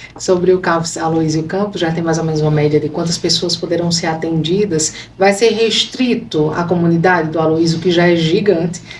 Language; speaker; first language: Portuguese; native; Portuguese